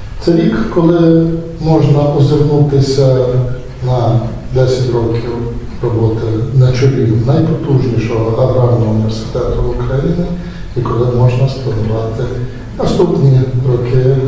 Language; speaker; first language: Ukrainian; native; Ukrainian